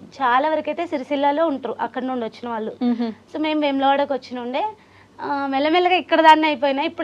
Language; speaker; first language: Telugu; native; Telugu